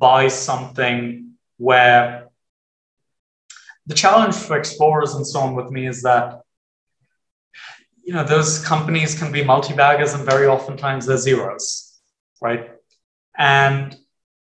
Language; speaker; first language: English; native; English